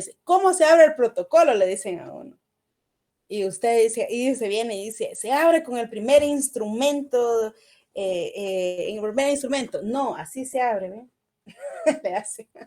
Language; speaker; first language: Spanish; native; Spanish